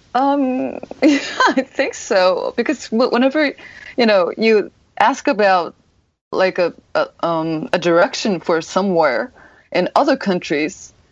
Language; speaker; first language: English; non-native, fluent; Japanese